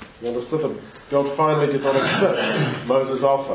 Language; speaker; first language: English; native; English